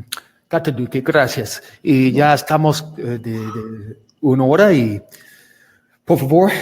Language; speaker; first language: Spanish; non-native, learner; English